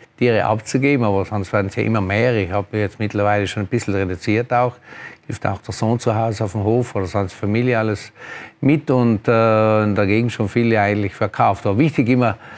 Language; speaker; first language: German; native; German